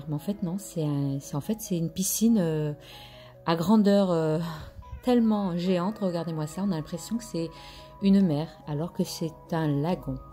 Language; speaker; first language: French; non-native, local second language; Arabic